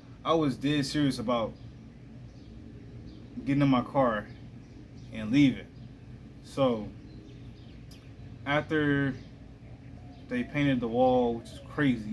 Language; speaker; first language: English; native; English